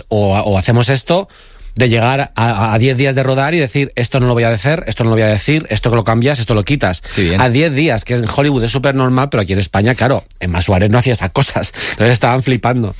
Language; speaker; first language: Spanish; native; Spanish